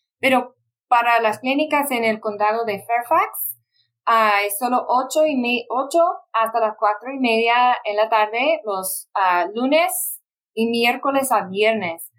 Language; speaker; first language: Spanish; non-native, fluent; English